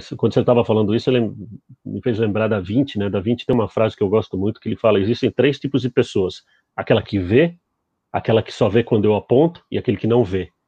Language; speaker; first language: Portuguese; early bilingual, other home language; Spanish